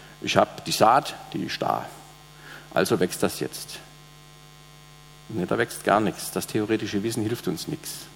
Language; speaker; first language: German; native; German